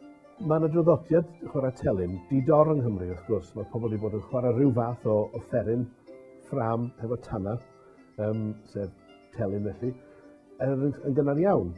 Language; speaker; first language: Welsh; native; Welsh